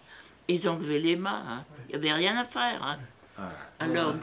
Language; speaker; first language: French; native; French